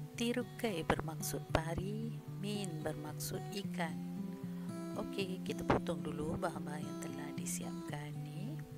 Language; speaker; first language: Malay; non-native, local second language; Tamil